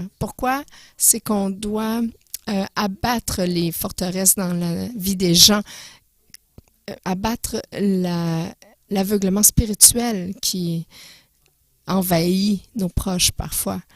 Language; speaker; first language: French; non-native, fluent; English